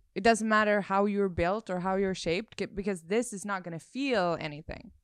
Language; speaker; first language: English; non-native, fluent; Swedish